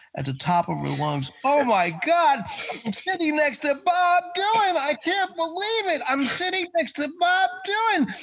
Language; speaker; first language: English; native; English